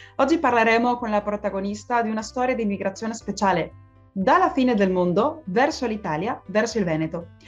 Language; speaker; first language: Italian; non-native, fluent; Spanish